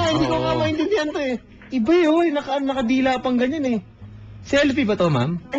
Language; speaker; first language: Filipino; native; Filipino